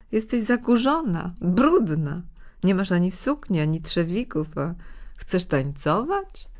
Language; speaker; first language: Polish; native; Polish